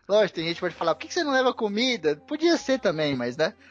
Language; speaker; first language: Portuguese; native; Portuguese